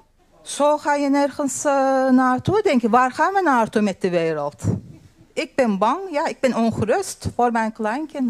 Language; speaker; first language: Dutch; non-native, learner; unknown